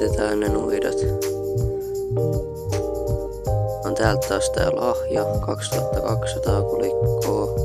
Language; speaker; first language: Finnish; native; Finnish